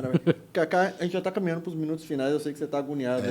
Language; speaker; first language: Portuguese; native; Portuguese